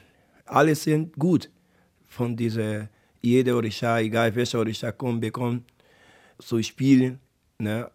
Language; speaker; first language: German; non-native, learner; Portuguese